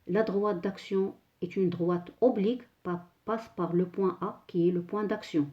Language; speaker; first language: French; non-native, local second language; Arabic